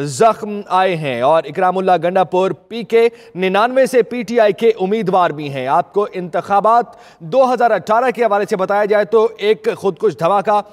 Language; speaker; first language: Urdu; native; Urdu